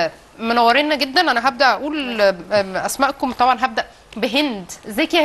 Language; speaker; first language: Arabic; native; Arabic